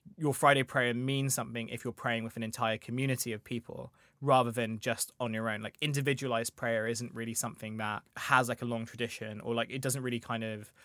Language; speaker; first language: English; native; English